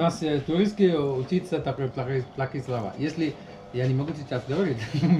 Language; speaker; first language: Russian; non-native, learner; Sinhala